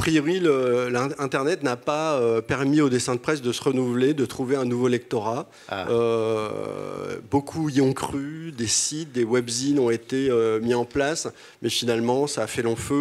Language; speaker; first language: French; native; French